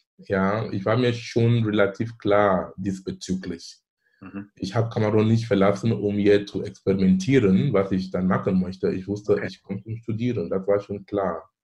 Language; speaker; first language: German; non-native, fluent; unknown